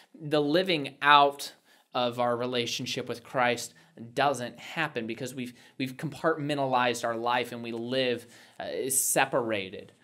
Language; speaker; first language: English; native; English